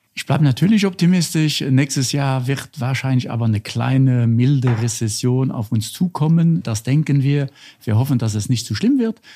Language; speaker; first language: German; non-native, local second language; Luxembourgish